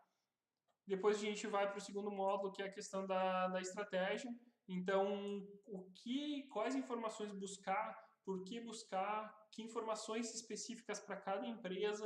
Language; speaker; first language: Portuguese; native; Portuguese